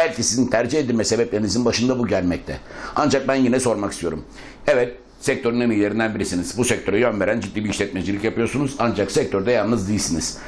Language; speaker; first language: Turkish; native; Turkish